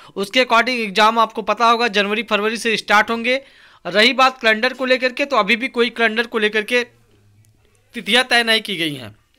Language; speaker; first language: Hindi; native; Hindi